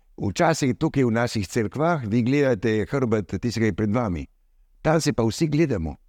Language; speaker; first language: Slovenian; early bilingual, heritage; Slovenian